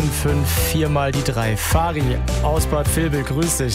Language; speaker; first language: German; native; German